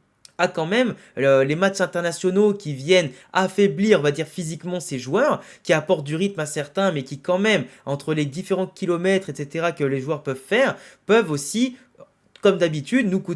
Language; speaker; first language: French; native; French